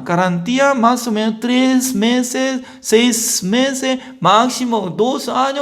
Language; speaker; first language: Spanish; non-native, learner; Korean